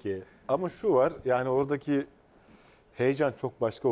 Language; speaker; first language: Turkish; native; Turkish